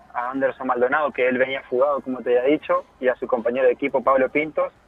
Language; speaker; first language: Spanish; native; Spanish